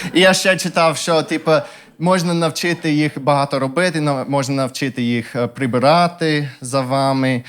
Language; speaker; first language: Ukrainian; non-native, fluent; English